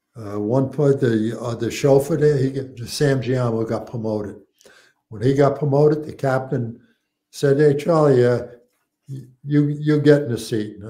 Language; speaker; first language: English; native; English